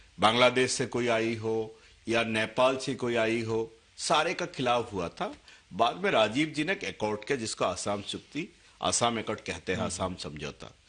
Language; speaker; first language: Hindi; non-native, local second language; Assamese